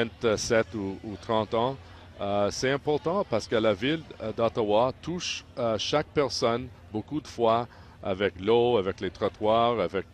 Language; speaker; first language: French; non-native, local second language; English